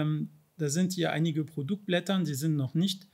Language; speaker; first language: German; non-native, fluent; French